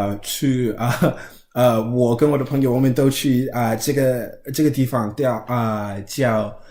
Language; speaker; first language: Chinese; non-native, learner; English